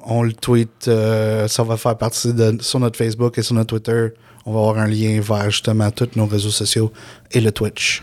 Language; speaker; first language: French; native; French